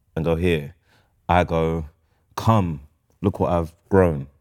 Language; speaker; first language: English; native; English